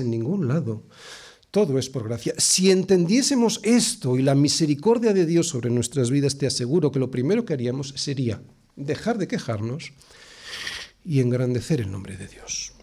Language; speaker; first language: Spanish; native; Spanish